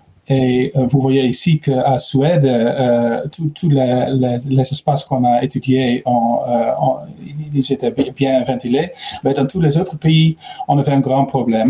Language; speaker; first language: French; non-native, learner; Dutch